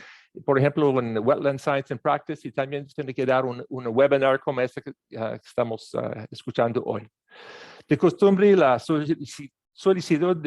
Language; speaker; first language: Spanish; non-native, fluent; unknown